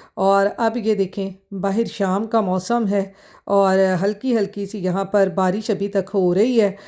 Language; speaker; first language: Urdu; non-native, local second language; Punjabi